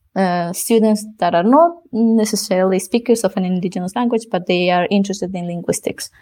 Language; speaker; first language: English; non-native, fluent; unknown